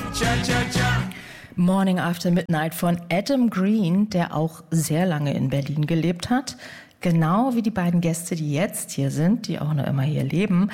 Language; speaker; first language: German; native; German